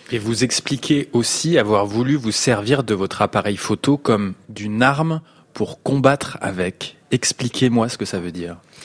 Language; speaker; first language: French; native; French